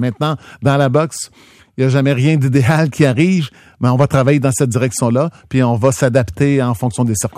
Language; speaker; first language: French; native; French